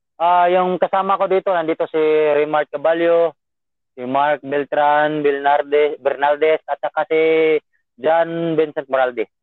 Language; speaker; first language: Filipino; non-native, local second language; Cebuano